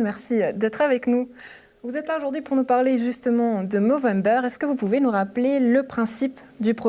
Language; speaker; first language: French; native; French